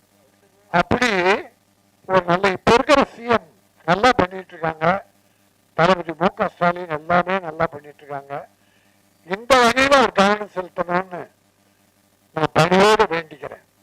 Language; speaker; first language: Tamil; native; Tamil